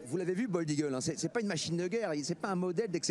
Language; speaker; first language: French; native; French